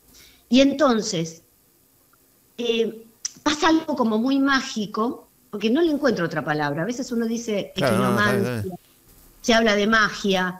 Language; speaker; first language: Spanish; native; Spanish